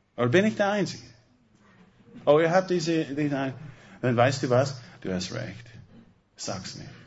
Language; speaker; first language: German; non-native, fluent; English